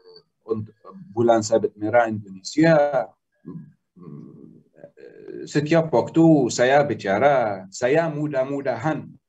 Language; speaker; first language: Indonesian; non-native, learner; Arabic